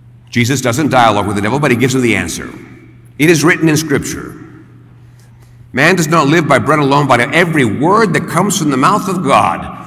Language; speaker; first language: English; early bilingual, other home language; Spanish